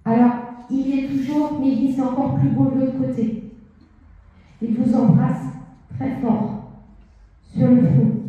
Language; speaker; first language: French; native; French